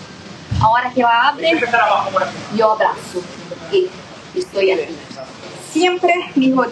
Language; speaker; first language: Spanish; non-native, learner; Portuguese